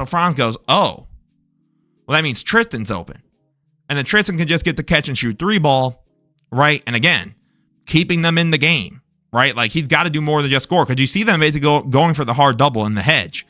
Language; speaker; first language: English; native; English